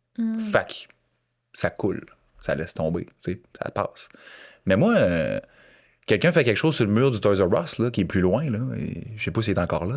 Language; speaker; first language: French; native; French